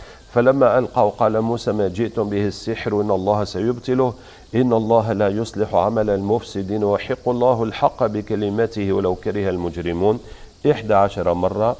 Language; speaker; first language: Arabic; native; Arabic